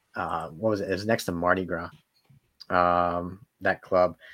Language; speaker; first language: English; native; English